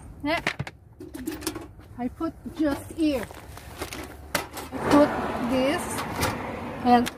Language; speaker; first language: English; non-native, learner; French